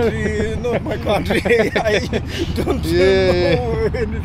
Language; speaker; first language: English; non-native, learner; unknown